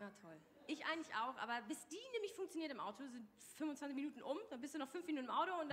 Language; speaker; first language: German; native; German